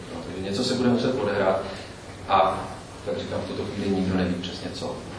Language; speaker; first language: Czech; native; Czech